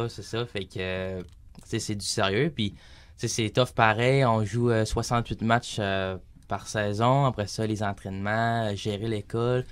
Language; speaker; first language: French; native; French